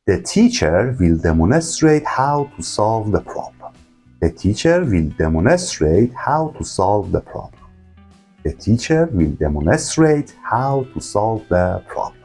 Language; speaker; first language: English; non-native, fluent; Persian